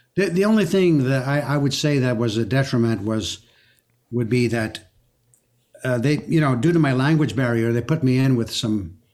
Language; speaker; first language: English; early bilingual, other home language; French